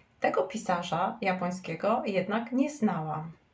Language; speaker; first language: Polish; native; Polish